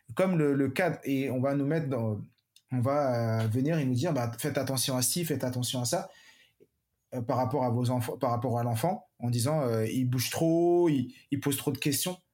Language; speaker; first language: French; native; French